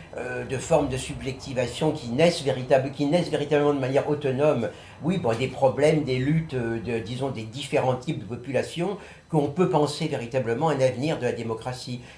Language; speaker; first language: French; native; French